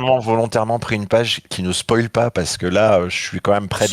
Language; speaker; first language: French; native; French